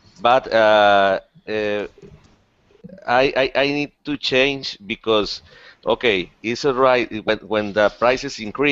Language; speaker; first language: English; non-native, learner; Spanish